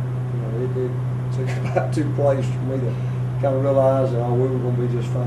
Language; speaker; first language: English; native; English